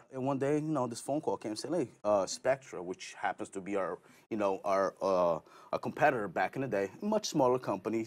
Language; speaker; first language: English; non-native, fluent; Portuguese